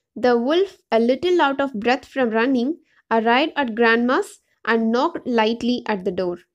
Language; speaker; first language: English; non-native, local second language; Tamil